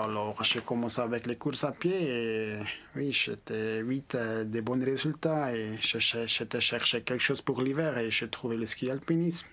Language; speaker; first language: French; non-native, local second language; German